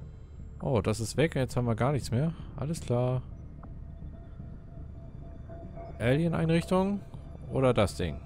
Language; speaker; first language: German; native; German